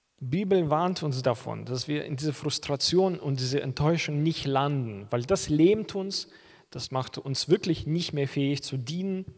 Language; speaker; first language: German; non-native, fluent; Russian